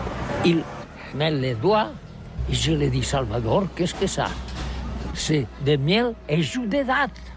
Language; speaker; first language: French; non-native, learner; Catalan